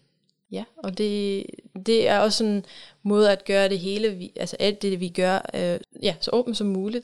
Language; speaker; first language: Danish; non-native, fluent; German